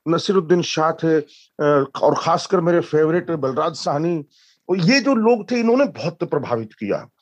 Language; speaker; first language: Hindi; native; Hindi